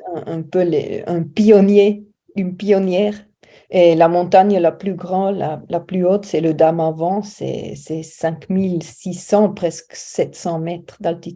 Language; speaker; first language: French; non-native, fluent; German